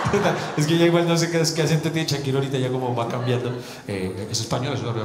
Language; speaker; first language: Spanish; native; Spanish